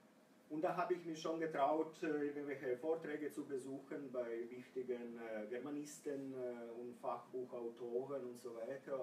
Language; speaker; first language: German; non-native, fluent; Croatian